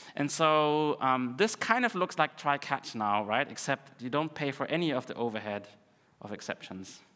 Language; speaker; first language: English; non-native, fluent; Russian